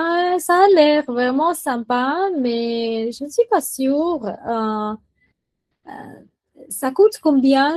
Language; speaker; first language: French; non-native, fluent; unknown